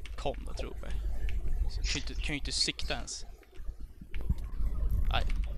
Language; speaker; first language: Swedish; native; Swedish